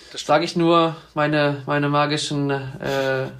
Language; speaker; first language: German; native; German